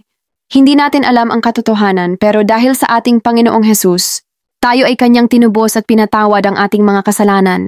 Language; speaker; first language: Filipino; native; Filipino